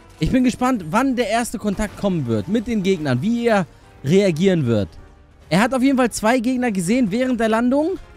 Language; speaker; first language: German; early bilingual, other home language; Albanian